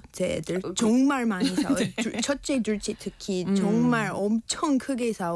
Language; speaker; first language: Korean; non-native, learner; English